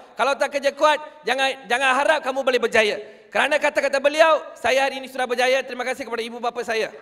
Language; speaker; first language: Malay; non-native, local second language; Tamil